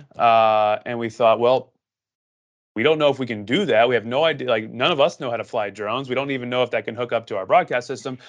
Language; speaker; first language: English; native; English